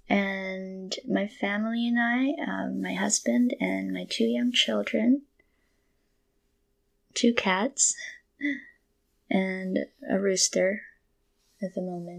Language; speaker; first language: English; non-native, local second language; Filipino